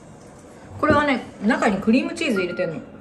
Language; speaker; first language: Japanese; native; Japanese